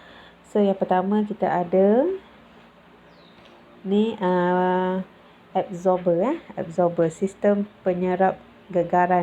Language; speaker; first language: Malay; native; Malay